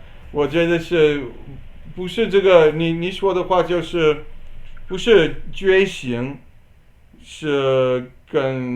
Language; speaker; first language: Chinese; non-native, learner; English